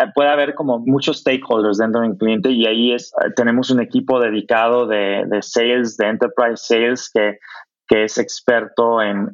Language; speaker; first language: Spanish; non-native, fluent; German